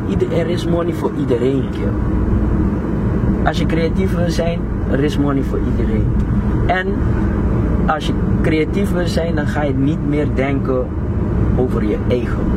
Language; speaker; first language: Dutch; non-native, local second language; Papiamento